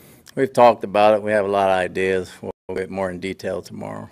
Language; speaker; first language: English; native; English